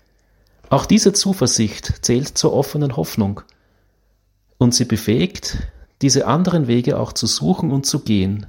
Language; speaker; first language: German; native; German